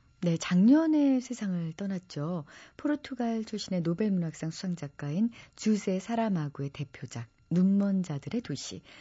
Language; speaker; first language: Korean; native; Korean